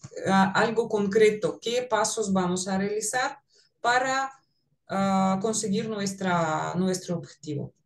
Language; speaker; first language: Spanish; non-native, fluent; Russian